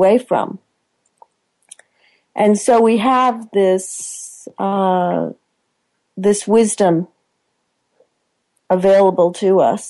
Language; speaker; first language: English; native; English